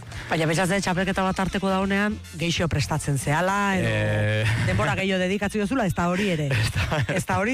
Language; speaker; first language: Basque; native; Basque